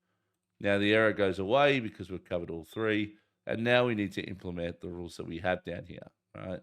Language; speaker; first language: English; native; English